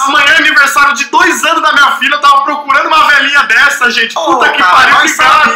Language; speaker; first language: Portuguese; native; Portuguese